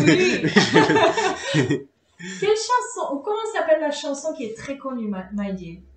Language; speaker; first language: French; non-native, fluent; Czech